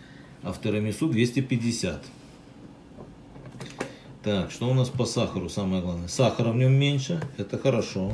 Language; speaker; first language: Russian; native; Russian